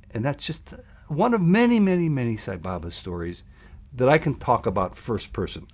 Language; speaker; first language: English; native; English